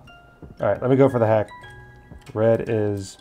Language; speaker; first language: English; native; English